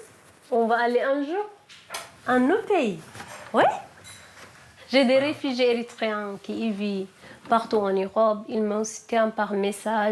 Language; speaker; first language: French; non-native, learner; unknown